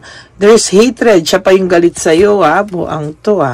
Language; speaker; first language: Filipino; native; Filipino